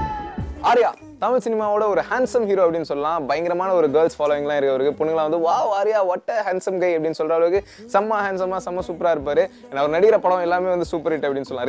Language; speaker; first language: Tamil; native; Tamil